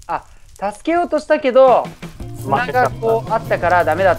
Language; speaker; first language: Japanese; native; Japanese